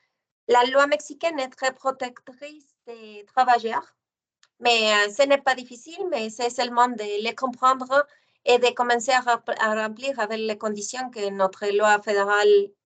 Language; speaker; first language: French; non-native, fluent; Spanish